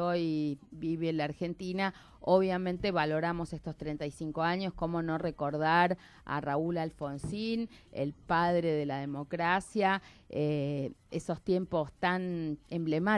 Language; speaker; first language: Spanish; native; Spanish